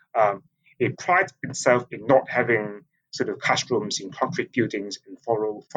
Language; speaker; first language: English; non-native, local second language; Cantonese